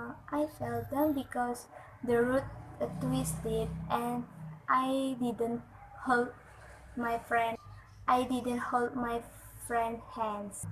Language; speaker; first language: English; non-native, learner; Indonesian